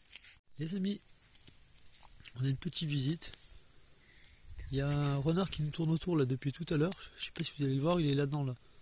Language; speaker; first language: French; native; French